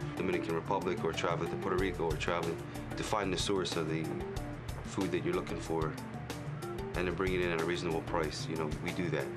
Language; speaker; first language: English; native; English